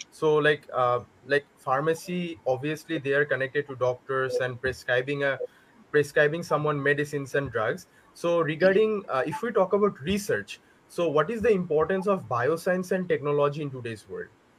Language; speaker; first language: English; non-native, local second language; Bangla